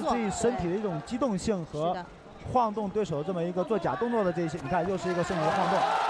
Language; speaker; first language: Chinese; native; Chinese